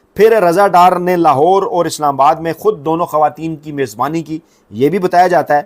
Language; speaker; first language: Urdu; native; Urdu